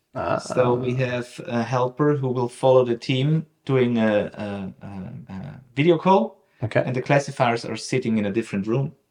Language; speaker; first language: English; non-native, fluent; German